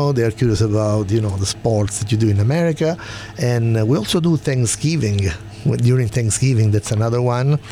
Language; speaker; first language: English; non-native, fluent; Italian